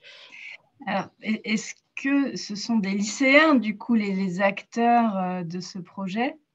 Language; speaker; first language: French; native; French